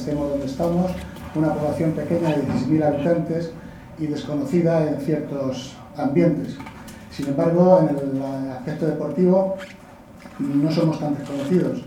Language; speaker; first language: Spanish; native; Spanish